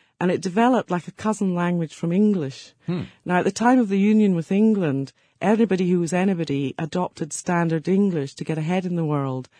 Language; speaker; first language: English; native; English